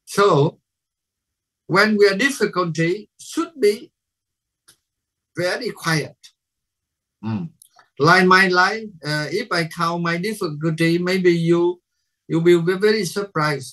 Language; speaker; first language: English; non-native, learner; Vietnamese